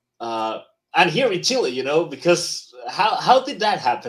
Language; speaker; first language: English; non-native, fluent; Spanish